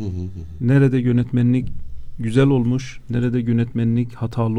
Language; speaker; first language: Turkish; non-native, fluent; Azerbaijani